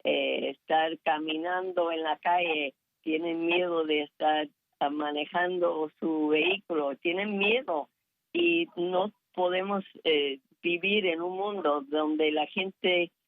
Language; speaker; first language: Spanish; non-native, fluent; English